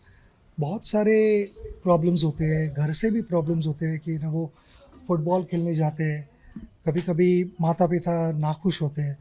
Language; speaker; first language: Hindi; non-native, local second language; Marathi